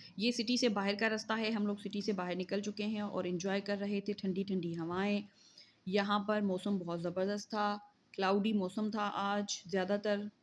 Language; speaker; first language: Urdu; non-native, local second language; Sindhi